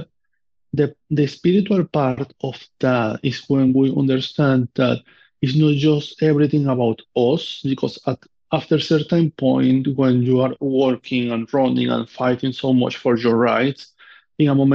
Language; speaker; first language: English; non-native, fluent; Spanish